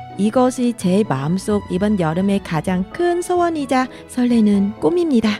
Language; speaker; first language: Korean; non-native, fluent; Vietnamese